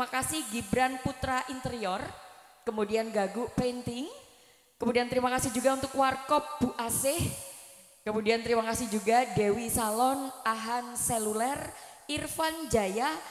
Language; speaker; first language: Indonesian; non-native, local second language; Javanese